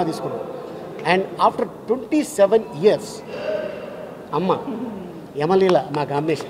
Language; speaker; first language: Telugu; native; Telugu